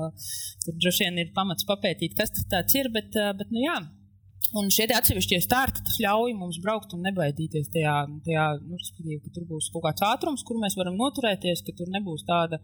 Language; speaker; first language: Latvian; native; Latvian